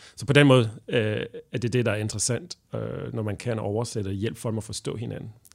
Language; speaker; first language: Danish; non-native, fluent; French